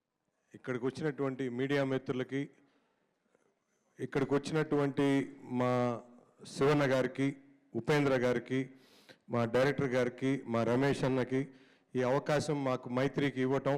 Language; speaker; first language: Telugu; native; Telugu